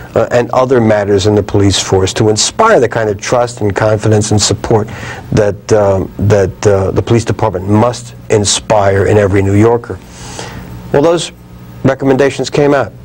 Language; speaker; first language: English; native; English